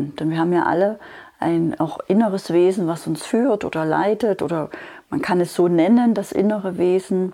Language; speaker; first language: German; native; German